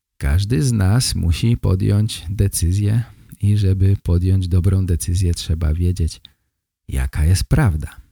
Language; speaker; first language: Polish; native; Polish